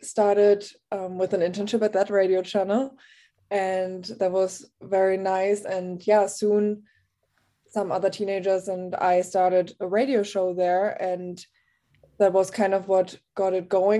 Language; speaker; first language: English; non-native, fluent; German